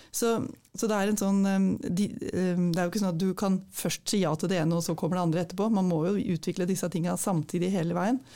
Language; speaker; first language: Norwegian; native; Norwegian